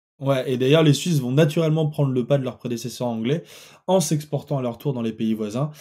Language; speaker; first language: French; native; French